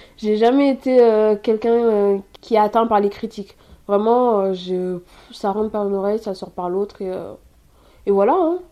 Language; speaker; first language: French; early bilingual, other home language; Haitian Creole